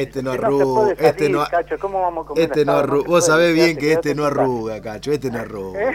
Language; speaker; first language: Spanish; native; Spanish